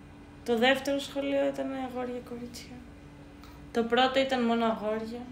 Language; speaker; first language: Greek; early bilingual, heritage; Greek